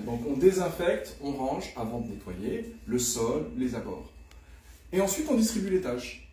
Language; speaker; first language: French; native; French